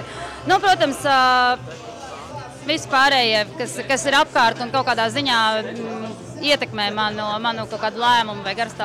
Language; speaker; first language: Latvian; native; Latvian